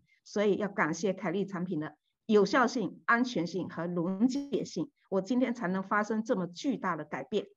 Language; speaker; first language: Chinese; native; Chinese